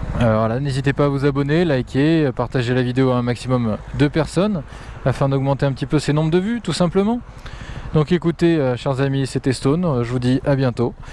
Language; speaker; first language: French; native; French